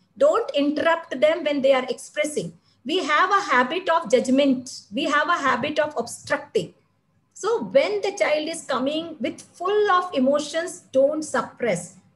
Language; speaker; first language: English; non-native, local second language; Malayalam